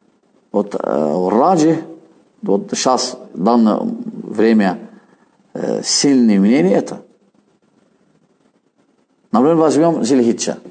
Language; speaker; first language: Russian; non-native, fluent; Azerbaijani